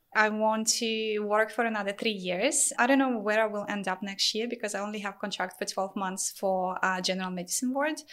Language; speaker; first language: English; non-native, fluent; Ukrainian